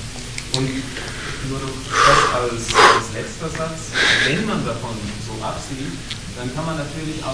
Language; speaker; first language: German; native; German